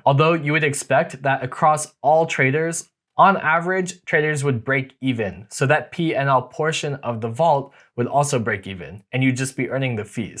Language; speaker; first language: English; native; English